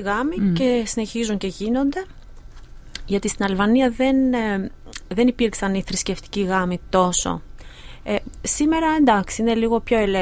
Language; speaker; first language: Greek; non-native, fluent; Albanian